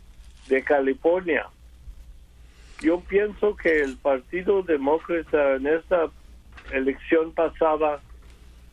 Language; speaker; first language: Spanish; early bilingual, other home language; English